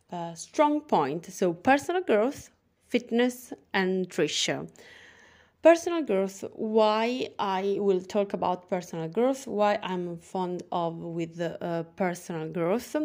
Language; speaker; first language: English; non-native, fluent; Italian